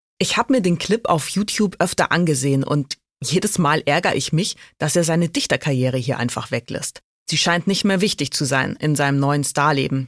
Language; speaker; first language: German; native; German